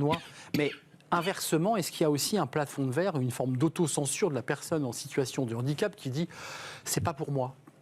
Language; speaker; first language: French; native; French